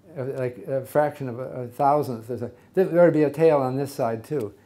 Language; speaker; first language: English; native; English